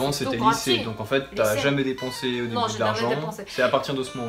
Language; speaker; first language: French; native; French